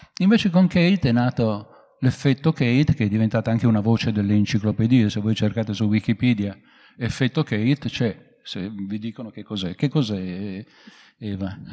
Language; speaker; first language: Italian; native; Italian